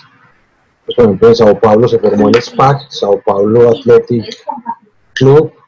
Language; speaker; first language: Spanish; native; Spanish